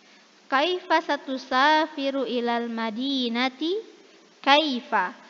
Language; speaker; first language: Arabic; non-native, fluent; Indonesian